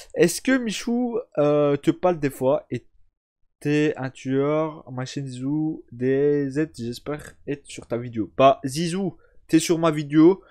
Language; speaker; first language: French; early bilingual, other home language; Turkish